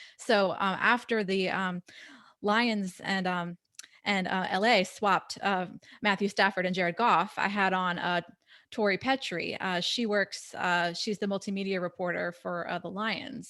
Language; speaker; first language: English; native; English